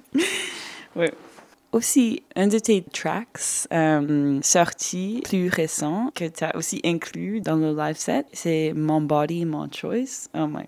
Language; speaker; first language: French; non-native, fluent; English